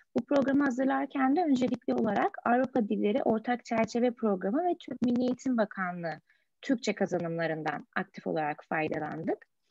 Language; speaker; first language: Turkish; native; Turkish